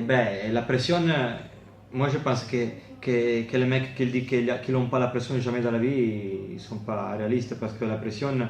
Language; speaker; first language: French; non-native, fluent; Italian